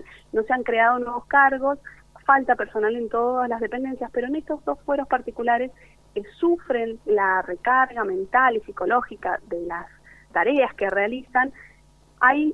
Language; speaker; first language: Spanish; native; Spanish